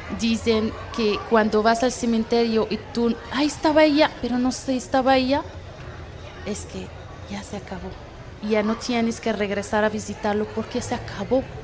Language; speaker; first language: Spanish; non-native, fluent; Arabic